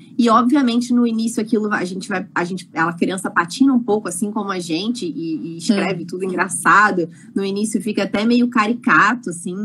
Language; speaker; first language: Portuguese; native; Portuguese